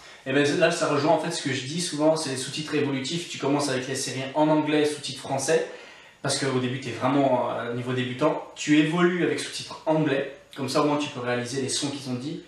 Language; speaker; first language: French; non-native, fluent; English